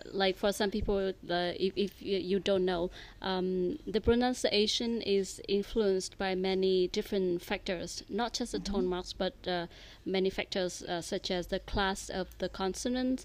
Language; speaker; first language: English; non-native, fluent; Vietnamese